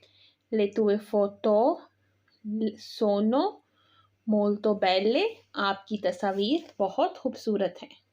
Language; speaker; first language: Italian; non-native, fluent; Urdu